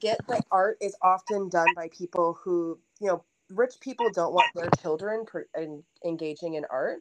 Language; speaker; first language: English; native; English